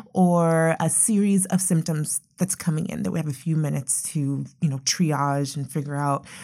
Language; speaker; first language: English; non-native, local second language; Yoruba